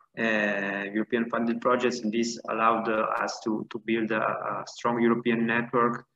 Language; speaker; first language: English; non-native, fluent; Italian